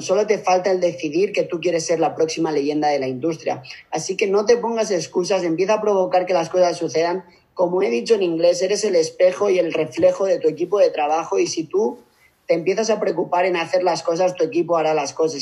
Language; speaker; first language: Spanish; native; Spanish